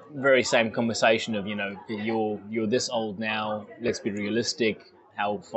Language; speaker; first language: English; non-native, local second language; Afrikaans